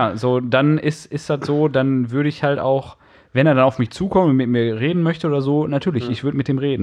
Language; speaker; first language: German; native; German